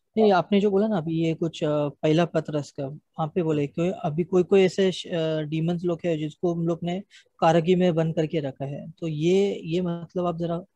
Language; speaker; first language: Hindi; native; Hindi